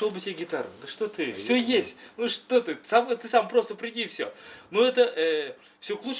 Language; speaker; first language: Russian; non-native, local second language; Kyrgyz